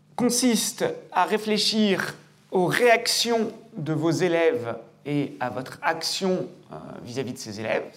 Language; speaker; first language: French; native; French